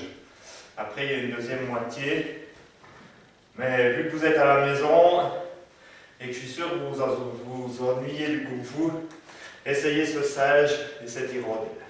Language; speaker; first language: French; native; French